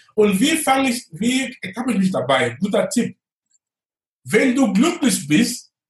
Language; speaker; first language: German; non-native, fluent; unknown